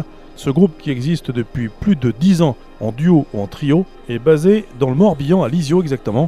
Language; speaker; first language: French; native; French